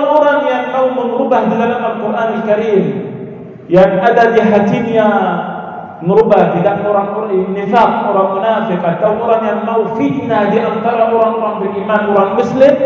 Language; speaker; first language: Indonesian; non-native, learner; Arabic